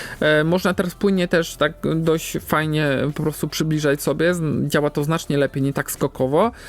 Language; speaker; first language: Polish; native; Polish